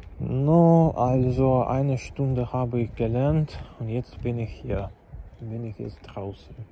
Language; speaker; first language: German; non-native, learner; Czech